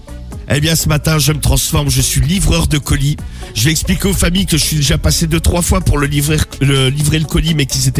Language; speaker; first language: French; native; French